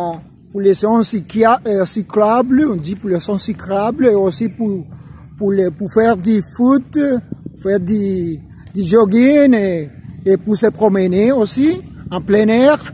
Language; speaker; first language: French; non-native, fluent; Spanish